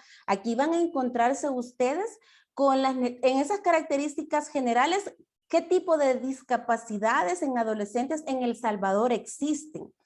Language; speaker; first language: Spanish; native; Spanish